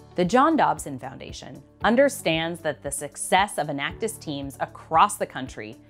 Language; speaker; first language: English; native; English